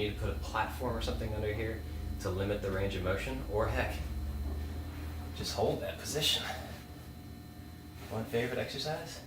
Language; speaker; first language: English; native; English